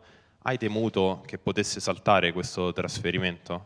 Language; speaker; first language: Italian; native; Italian